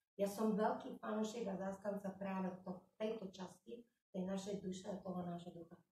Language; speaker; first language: Slovak; native; Slovak